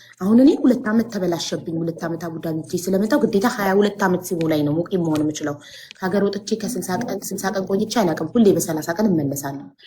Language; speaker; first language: Amharic; native; Amharic